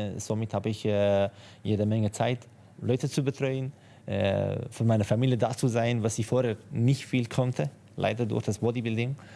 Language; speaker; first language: German; non-native, fluent; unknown